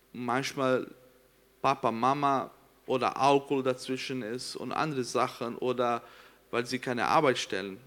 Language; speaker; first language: German; non-native, fluent; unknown